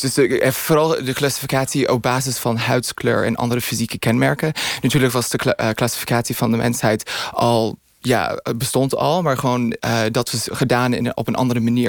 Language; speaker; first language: Dutch; non-native, fluent; English